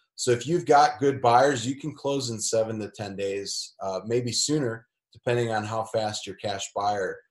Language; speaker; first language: English; native; English